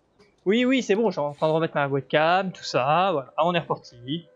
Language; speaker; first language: French; native; French